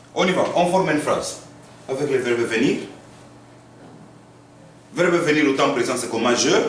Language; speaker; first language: French; non-native, fluent; Korean